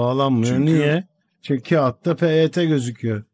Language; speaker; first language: Turkish; native; Turkish